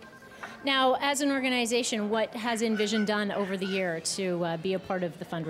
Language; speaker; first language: English; native; English